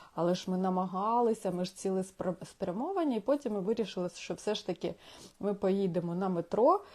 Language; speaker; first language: Ukrainian; non-native, local second language; Russian